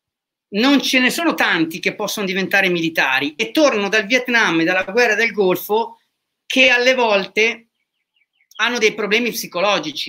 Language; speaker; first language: Italian; native; Italian